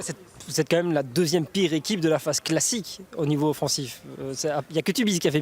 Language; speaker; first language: French; native; French